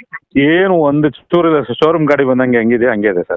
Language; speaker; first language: Kannada; native; Kannada